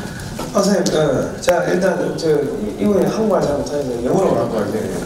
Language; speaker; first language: Korean; native; Korean